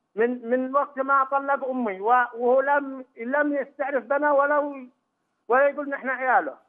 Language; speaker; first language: Arabic; native; Arabic